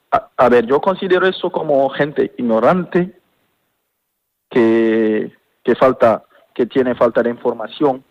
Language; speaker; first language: Spanish; non-native, fluent; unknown